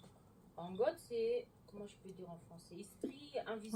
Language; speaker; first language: French; non-native, learner; Mongolian